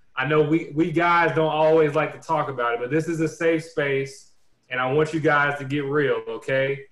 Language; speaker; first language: English; native; English